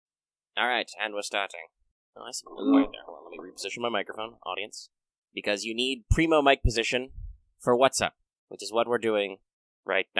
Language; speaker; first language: English; native; English